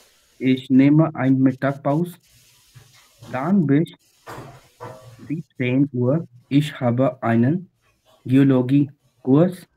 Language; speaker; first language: German; non-native, learner; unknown